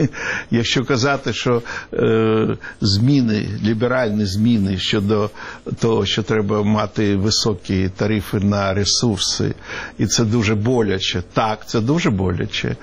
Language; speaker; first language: Ukrainian; non-native, local second language; Russian